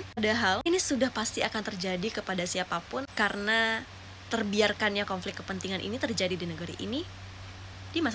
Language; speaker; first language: Indonesian; native; Indonesian